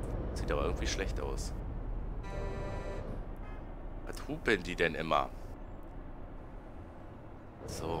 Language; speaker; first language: German; native; German